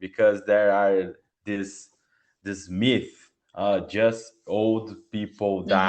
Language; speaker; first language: English; non-native, learner; Portuguese